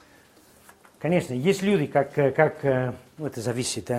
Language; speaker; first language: Russian; non-native, fluent; Spanish